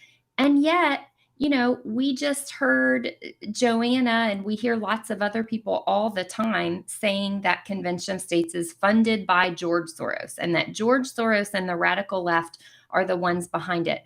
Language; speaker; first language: English; native; English